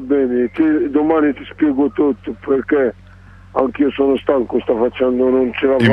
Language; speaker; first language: Italian; non-native, learner; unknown